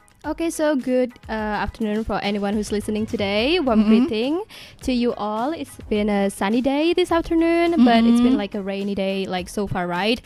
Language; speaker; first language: English; non-native, fluent; Indonesian